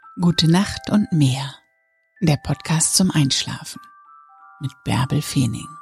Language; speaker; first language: German; native; German